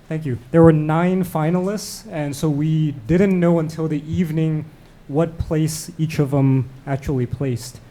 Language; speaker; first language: English; non-native, local second language; Cantonese